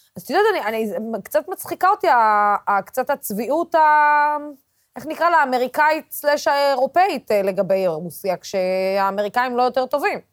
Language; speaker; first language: Hebrew; non-native, local second language; Arabic